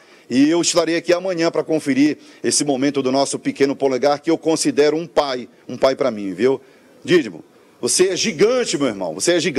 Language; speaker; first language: Portuguese; native; Portuguese